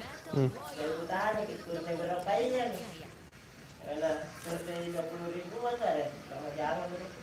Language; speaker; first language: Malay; non-native, local second language; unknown